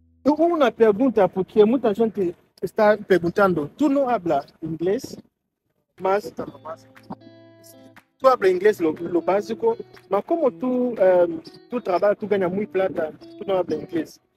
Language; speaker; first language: Portuguese; non-native, learner; French